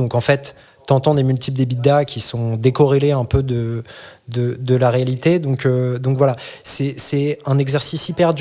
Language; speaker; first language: French; native; French